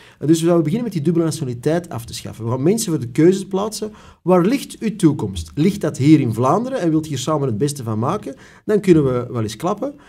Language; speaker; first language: Dutch; native; Dutch